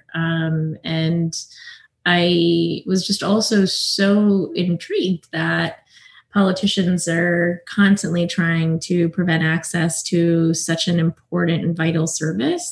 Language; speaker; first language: English; native; English